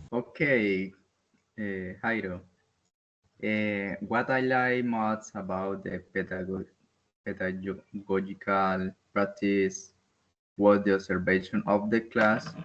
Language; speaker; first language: English; non-native, learner; Spanish